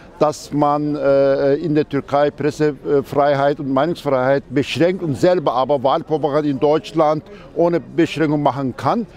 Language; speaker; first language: German; early bilingual, other home language; Turkish